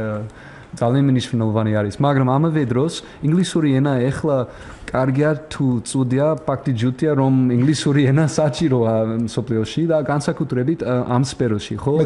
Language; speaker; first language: Georgian; non-native, learner; English